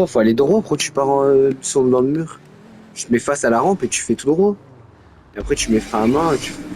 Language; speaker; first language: French; native; French